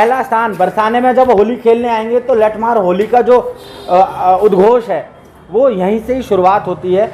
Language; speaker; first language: Hindi; native; Hindi